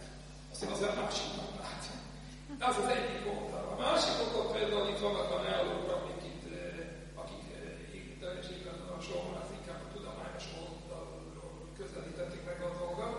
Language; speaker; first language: Hungarian; non-native, fluent; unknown